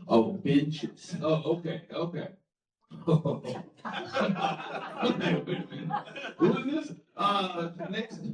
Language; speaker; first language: English; native; English